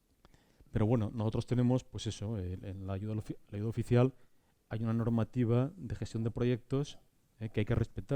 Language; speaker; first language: Spanish; native; Spanish